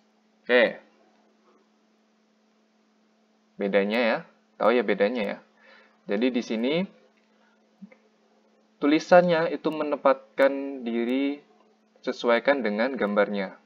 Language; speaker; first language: Indonesian; native; Indonesian